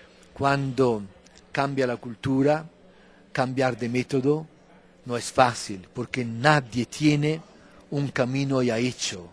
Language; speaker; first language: Spanish; non-native, fluent; Italian